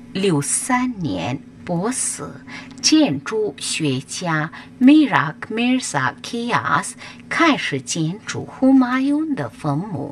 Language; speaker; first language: Chinese; non-native, fluent; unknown